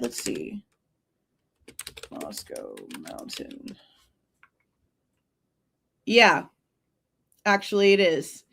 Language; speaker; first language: English; native; English